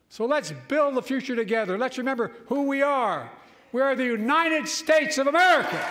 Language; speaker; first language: English; native; English